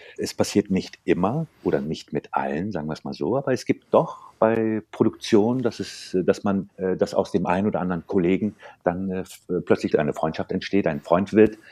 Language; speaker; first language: German; early bilingual, other home language; Turkish